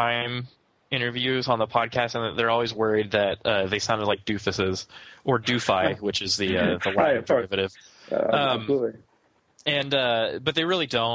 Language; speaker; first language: English; non-native, fluent; Spanish